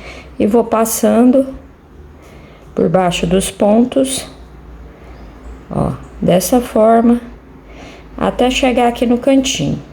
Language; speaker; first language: Portuguese; native; Portuguese